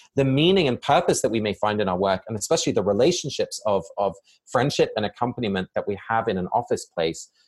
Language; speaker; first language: English; native; English